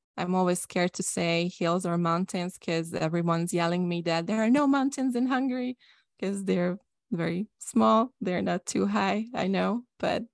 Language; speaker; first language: English; non-native, fluent; Hungarian